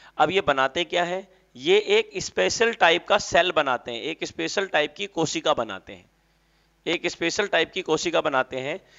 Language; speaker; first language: Hindi; native; Hindi